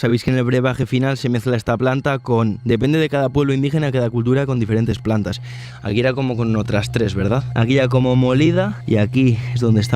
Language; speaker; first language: Spanish; native; Spanish